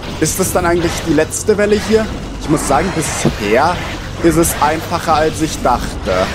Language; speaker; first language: German; native; German